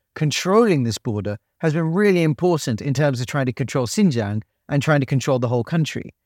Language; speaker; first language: English; native; English